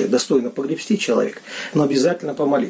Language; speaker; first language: Russian; native; Russian